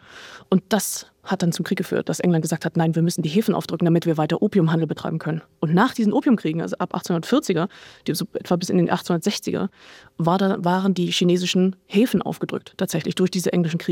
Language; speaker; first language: German; native; German